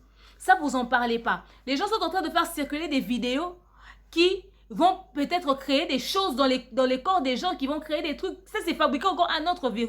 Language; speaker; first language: French; non-native, local second language; Lingala